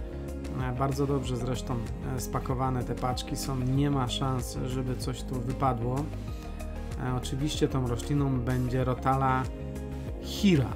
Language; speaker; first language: Polish; native; Polish